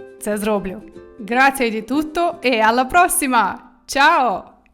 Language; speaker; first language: Italian; non-native, fluent; Ukrainian